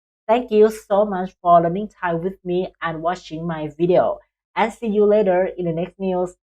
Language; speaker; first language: English; non-native, fluent; Thai